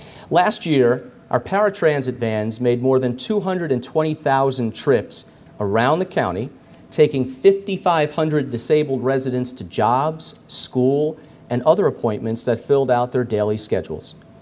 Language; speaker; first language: English; native; English